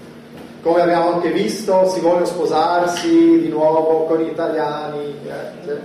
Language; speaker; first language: Italian; non-native, fluent; German